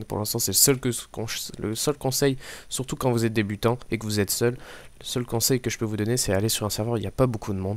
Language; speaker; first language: French; native; French